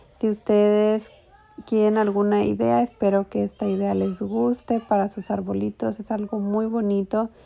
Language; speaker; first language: Spanish; native; Spanish